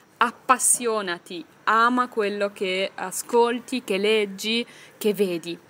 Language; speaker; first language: Italian; native; Italian